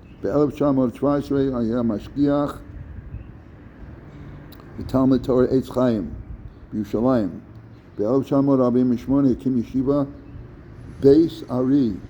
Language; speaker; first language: Hebrew; non-native, fluent; English